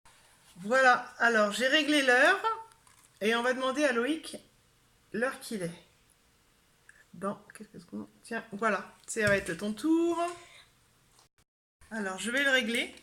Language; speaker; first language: French; native; French